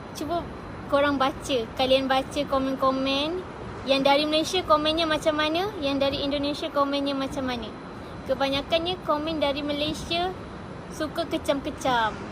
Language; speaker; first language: Malay; native; Malay